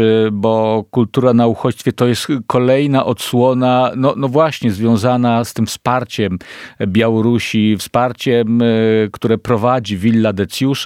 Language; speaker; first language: Polish; native; Polish